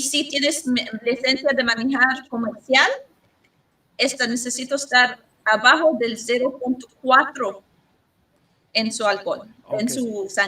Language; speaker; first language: Spanish; non-native, learner; English